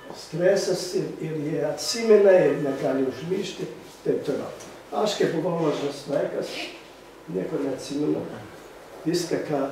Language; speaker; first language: Lithuanian; early bilingual, other home language; Russian